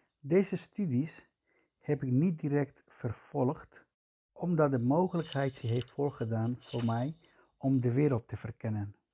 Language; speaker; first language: Dutch; non-native, fluent; Spanish